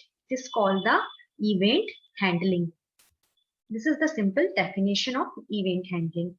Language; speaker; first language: English; non-native, local second language; Hindi